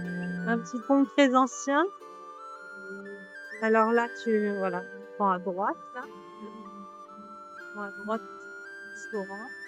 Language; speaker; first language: French; native; French